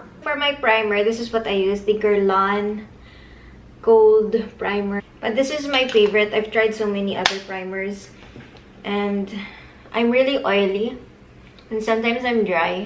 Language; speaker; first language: English; non-native, local second language; Filipino